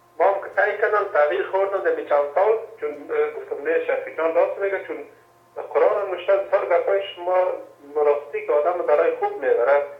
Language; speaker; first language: Persian; native; Persian